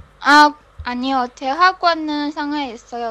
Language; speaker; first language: Korean; non-native, learner; Chinese